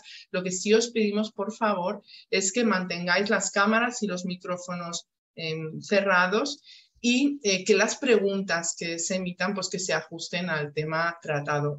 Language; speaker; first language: Spanish; native; Spanish